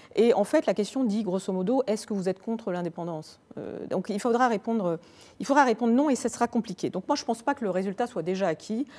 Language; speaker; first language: French; native; French